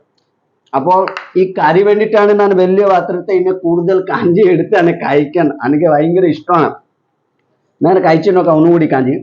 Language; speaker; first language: Malayalam; non-native, fluent; Odia